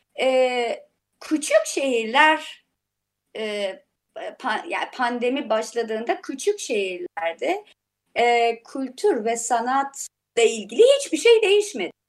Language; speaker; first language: Turkish; non-native, fluent; Persian